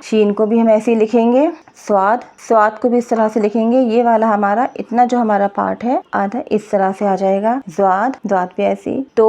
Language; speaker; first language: Urdu; native; Urdu